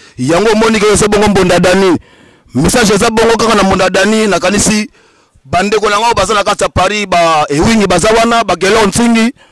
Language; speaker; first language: Lingala; native; Lingala